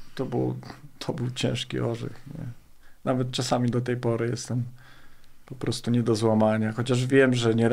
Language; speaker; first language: Polish; native; Polish